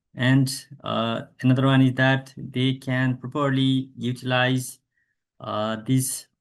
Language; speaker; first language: English; non-native, local second language; Nepali